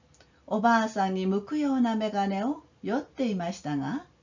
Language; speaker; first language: Japanese; non-native, fluent; Korean